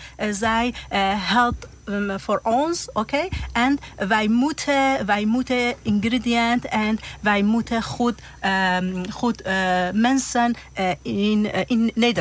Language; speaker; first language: Dutch; non-native, learner; Persian